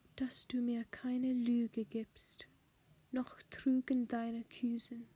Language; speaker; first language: German; non-native, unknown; English